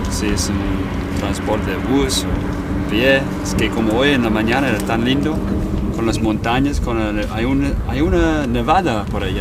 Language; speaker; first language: Spanish; non-native, learner; English